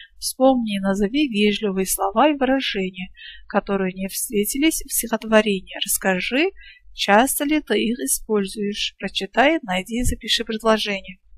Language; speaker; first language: Russian; non-native, local second language; Kazakh